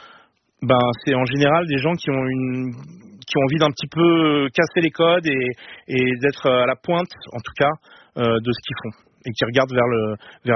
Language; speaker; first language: French; native; French